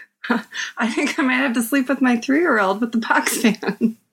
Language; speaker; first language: English; native; English